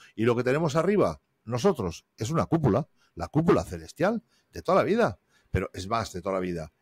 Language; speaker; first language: Spanish; native; Spanish